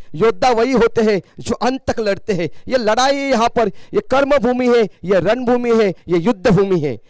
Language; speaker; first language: Hindi; non-native, local second language; Marathi